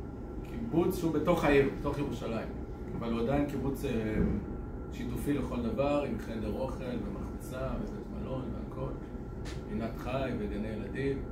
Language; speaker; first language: Hebrew; native; Hebrew